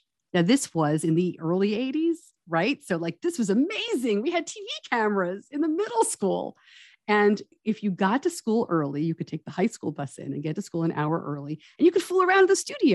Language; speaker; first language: English; native; English